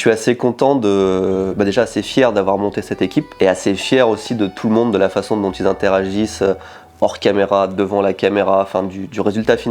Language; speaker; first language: French; native; French